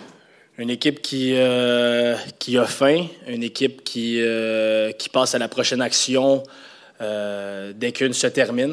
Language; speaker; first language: French; native; French